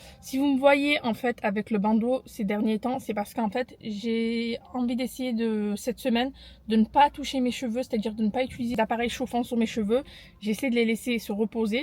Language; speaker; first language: French; native; French